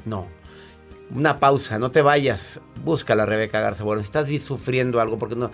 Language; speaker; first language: Spanish; native; Spanish